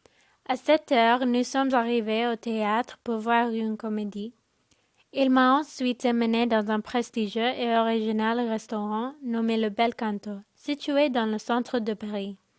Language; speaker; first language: French; non-native, learner; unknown